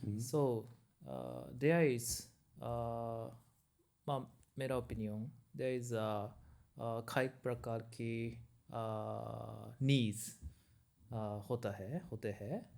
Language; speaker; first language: Hindi; non-native, learner; Japanese